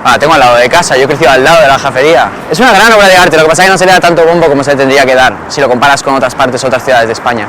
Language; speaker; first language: Spanish; native; Spanish